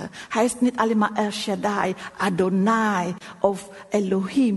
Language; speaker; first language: Dutch; non-native, fluent; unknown